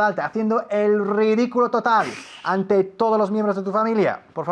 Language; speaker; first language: Spanish; non-native, fluent; English